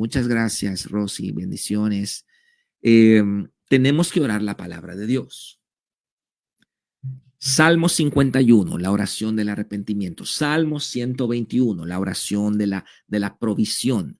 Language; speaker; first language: Spanish; native; Spanish